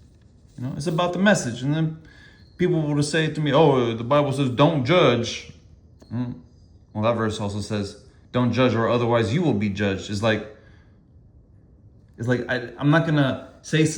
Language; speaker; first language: English; native; English